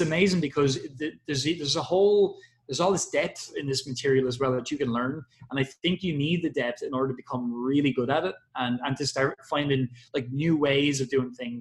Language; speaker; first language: English; native; English